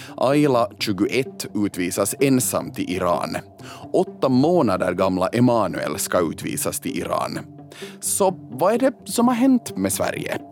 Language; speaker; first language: Swedish; native; Swedish